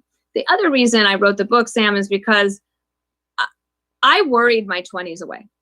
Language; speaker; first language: English; native; English